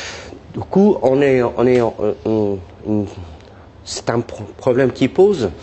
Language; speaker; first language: French; non-native, fluent; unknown